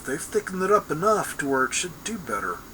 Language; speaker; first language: English; native; English